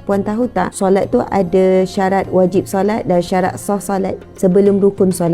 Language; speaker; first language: Malay; native; Malay